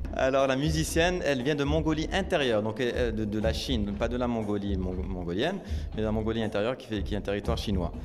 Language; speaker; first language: French; non-native, local second language; Arabic